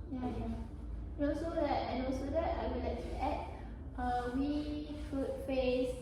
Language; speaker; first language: English; non-native, learner; Malay